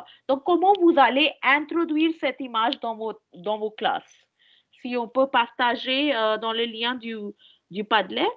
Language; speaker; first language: French; non-native, fluent; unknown